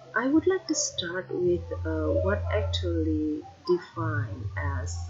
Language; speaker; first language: English; non-native, fluent; Indonesian